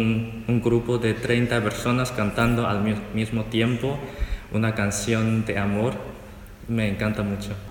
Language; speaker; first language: Spanish; non-native, learner; Chinese